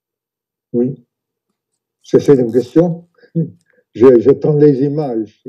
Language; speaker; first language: French; non-native, fluent; English